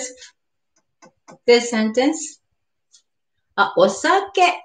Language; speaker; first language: English; non-native, learner; Japanese